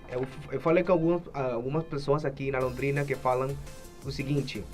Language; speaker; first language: Portuguese; non-native, fluent; Spanish